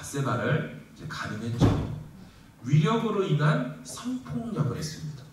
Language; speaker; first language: Korean; native; Korean